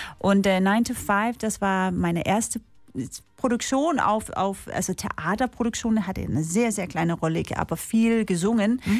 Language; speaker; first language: German; non-native, fluent; English